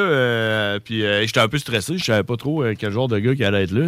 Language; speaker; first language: French; native; French